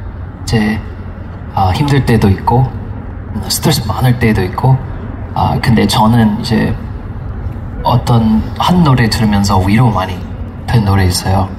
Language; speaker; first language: Korean; non-native, fluent; English